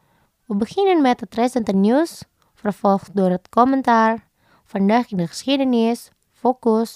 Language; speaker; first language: Dutch; non-native, fluent; Indonesian